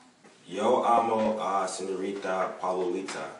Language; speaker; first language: Spanish; non-native, learner; English